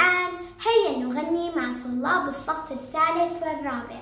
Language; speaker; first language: Arabic; native; Arabic